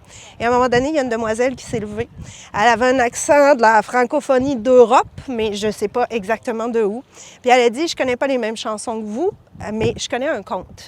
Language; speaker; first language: French; native; French